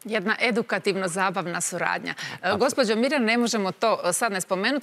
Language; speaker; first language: Croatian; native; Croatian